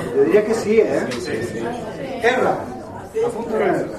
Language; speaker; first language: Spanish; non-native, local second language; Catalan